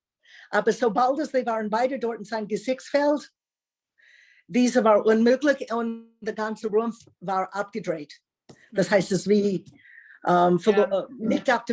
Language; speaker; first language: German; non-native, learner; English